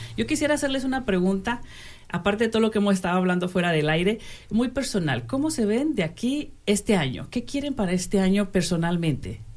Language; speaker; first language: Spanish; native; Spanish